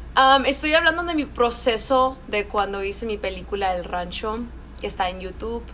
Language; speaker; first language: Spanish; early bilingual, heritage; Spanish